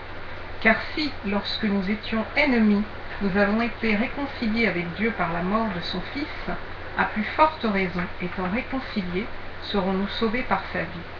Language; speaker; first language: French; native; French